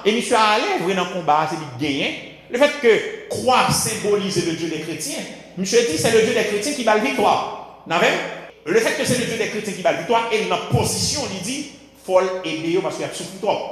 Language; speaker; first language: French; non-native, local second language; Haitian Creole